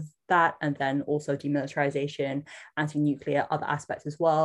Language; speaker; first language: English; native; English